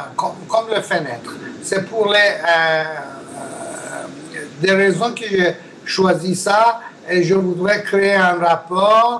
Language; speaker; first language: French; non-native, learner; Persian